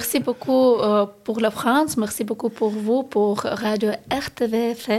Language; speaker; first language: French; non-native, learner; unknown